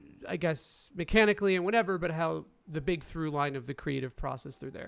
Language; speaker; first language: English; native; English